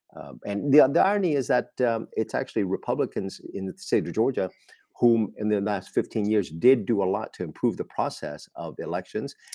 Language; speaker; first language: English; non-native, fluent; Vietnamese